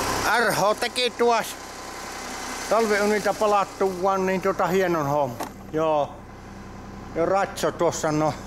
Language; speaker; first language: Finnish; native; Finnish